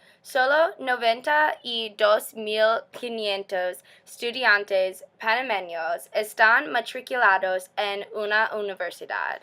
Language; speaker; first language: Spanish; non-native, learner; English